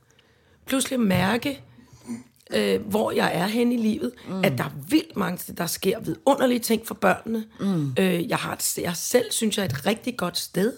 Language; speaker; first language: Danish; native; Danish